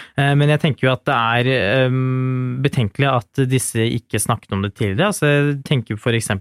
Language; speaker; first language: Norwegian; early bilingual, other home language; Urdu